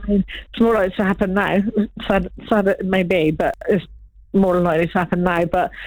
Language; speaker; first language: English; native; English